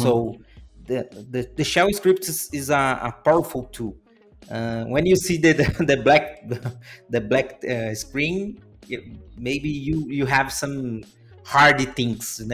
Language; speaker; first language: English; non-native, learner; Portuguese